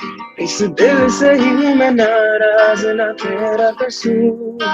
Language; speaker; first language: Hindi; native; Hindi